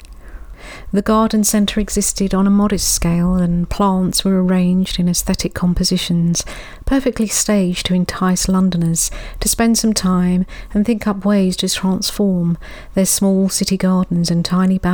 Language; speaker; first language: English; native; English